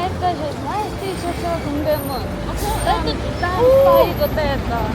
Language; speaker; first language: Russian; non-native, learner; Korean